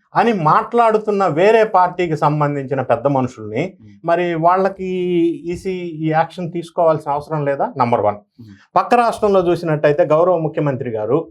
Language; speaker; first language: Telugu; native; Telugu